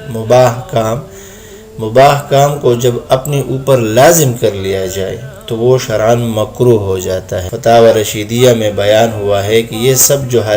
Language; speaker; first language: Urdu; non-native, local second language; Pashto